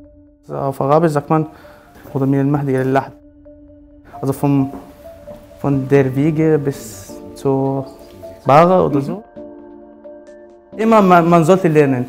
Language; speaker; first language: German; non-native, fluent; Arabic